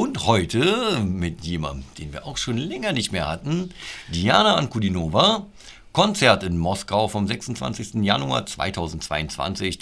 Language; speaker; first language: German; native; German